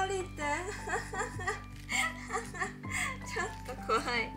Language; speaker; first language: Swedish; non-native, learner; Japanese